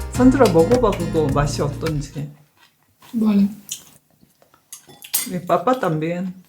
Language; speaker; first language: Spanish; non-native, learner; Korean